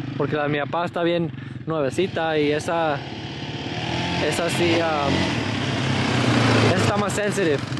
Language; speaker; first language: Spanish; early bilingual, heritage; Spanish